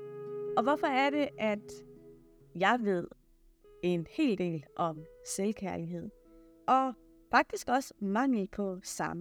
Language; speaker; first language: Danish; native; Danish